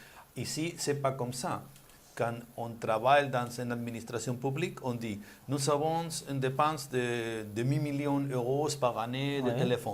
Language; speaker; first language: French; non-native, learner; Spanish